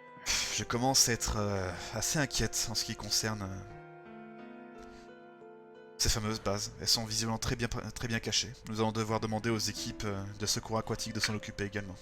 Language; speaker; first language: French; native; French